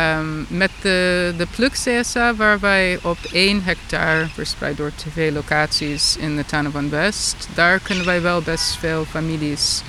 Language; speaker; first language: Dutch; non-native, fluent; English